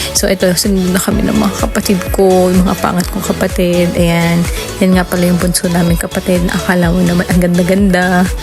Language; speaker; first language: Filipino; native; Filipino